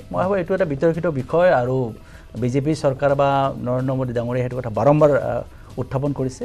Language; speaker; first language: Assamese; native; Assamese